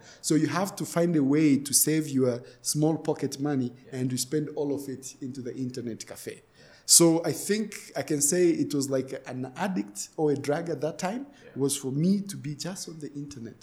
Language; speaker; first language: English; non-native, local second language; Swahili